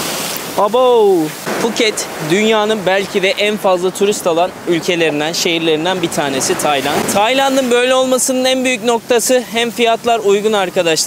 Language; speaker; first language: Turkish; native; Turkish